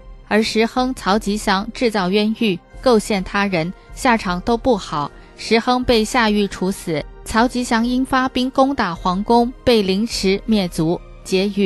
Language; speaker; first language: Chinese; native; Chinese